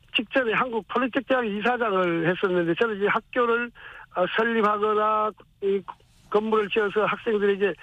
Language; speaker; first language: Korean; native; Korean